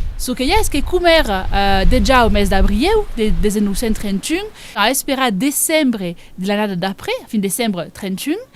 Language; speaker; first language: Occitan; native; Occitan